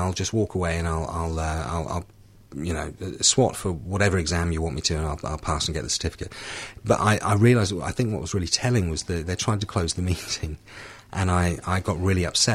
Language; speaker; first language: English; native; English